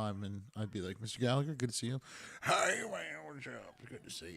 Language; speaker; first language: English; native; English